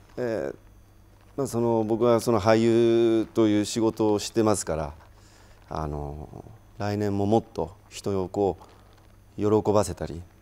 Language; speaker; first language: Japanese; native; Japanese